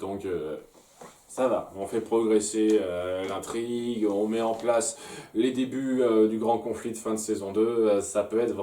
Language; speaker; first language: French; native; French